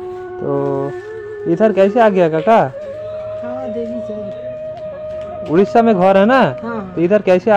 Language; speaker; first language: Hindi; non-native, local second language; Bangla